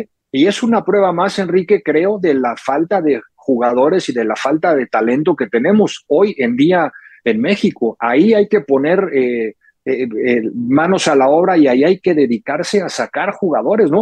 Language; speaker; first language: Spanish; native; Spanish